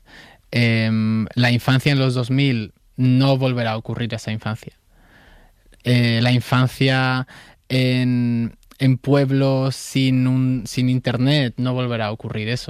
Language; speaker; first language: Spanish; native; Spanish